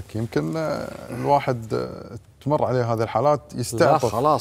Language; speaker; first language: Arabic; native; Arabic